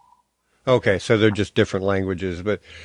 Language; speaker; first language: English; native; English